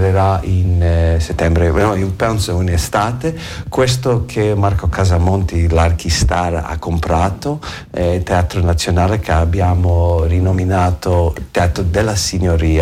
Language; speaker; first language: Italian; non-native, learner; English